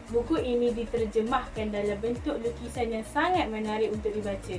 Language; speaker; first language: Malay; native; Malay